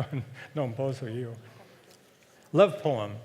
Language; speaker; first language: Italian; non-native, fluent; English